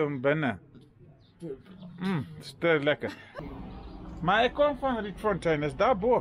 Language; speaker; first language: Afrikaans; non-native, learner; English